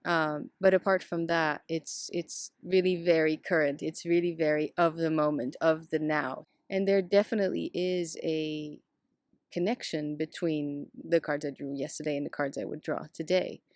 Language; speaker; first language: English; non-native, fluent; Dutch